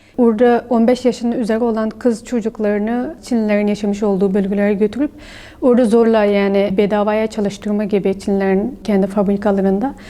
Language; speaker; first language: Turkish; non-native, fluent; Uyghur